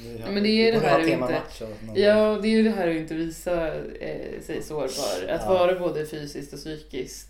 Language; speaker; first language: Swedish; native; Swedish